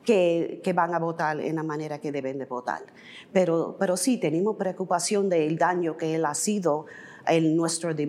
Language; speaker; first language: Spanish; early bilingual, heritage; English